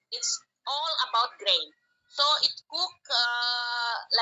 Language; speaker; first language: English; non-native, learner; Indonesian